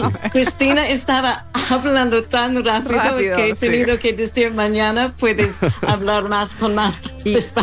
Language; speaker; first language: Spanish; non-native, fluent; English